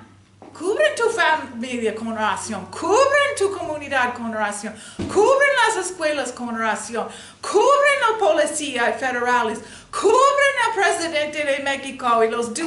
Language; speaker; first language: Spanish; non-native, learner; English